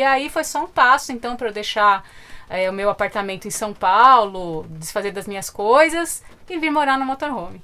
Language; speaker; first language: Portuguese; native; Portuguese